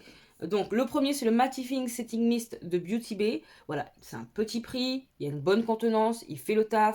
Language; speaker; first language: French; native; French